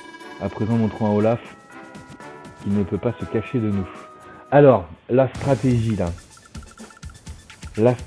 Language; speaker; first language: French; native; French